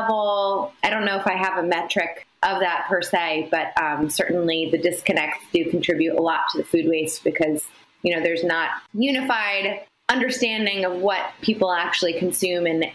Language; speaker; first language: English; native; English